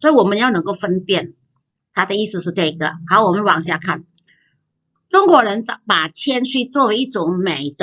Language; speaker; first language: Chinese; non-native, fluent; Indonesian